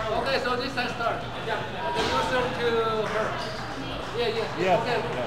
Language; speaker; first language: English; non-native, learner; Chinese